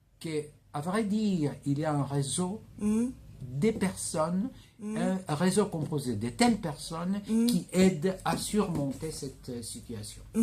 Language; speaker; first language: French; non-native, fluent; Greek